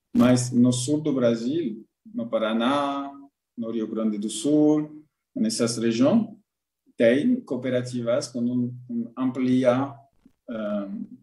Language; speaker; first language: Portuguese; non-native, learner; French